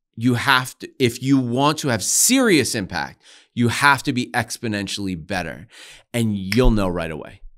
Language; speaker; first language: English; native; English